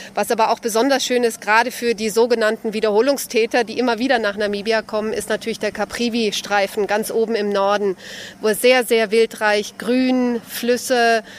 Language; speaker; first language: German; native; German